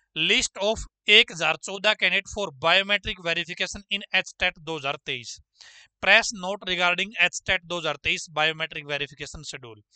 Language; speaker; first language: Hindi; native; Hindi